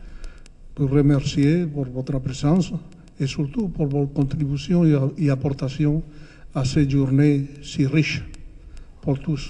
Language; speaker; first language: French; non-native, fluent; Spanish